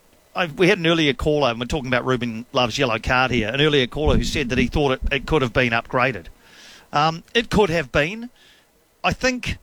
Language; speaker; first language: English; native; English